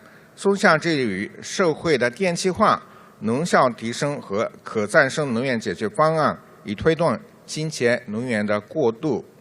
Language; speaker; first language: Chinese; non-native, fluent; Japanese